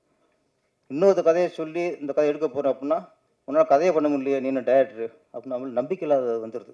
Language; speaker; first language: Tamil; native; Tamil